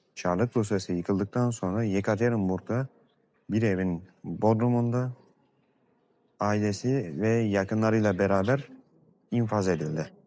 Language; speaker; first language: Turkish; native; Turkish